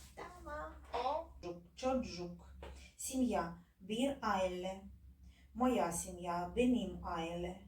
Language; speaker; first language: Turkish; non-native, learner; Ukrainian